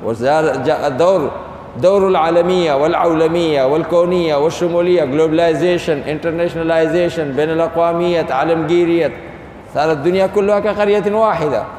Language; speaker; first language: Arabic; non-native, fluent; Urdu